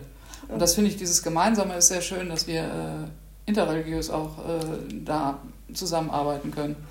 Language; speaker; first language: German; native; German